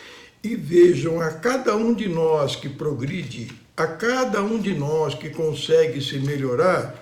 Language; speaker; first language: Portuguese; native; Portuguese